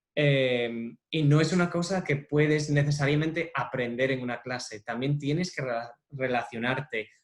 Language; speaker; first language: Spanish; non-native, fluent; English